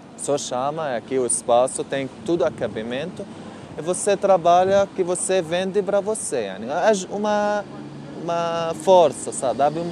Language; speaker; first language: Portuguese; non-native, learner; Arabic